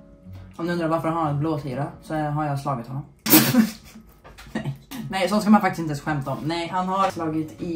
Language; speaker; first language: Swedish; native; Swedish